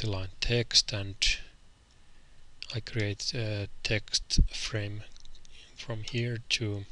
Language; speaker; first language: English; non-native, fluent; Finnish